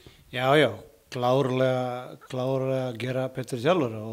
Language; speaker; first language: Icelandic; non-native, learner; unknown